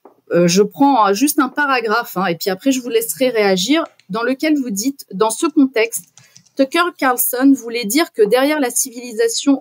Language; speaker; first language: French; native; French